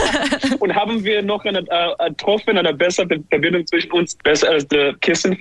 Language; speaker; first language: German; non-native, fluent; English